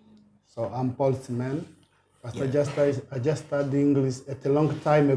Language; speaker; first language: English; non-native, learner; Portuguese